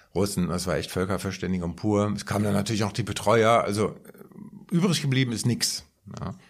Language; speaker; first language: German; native; German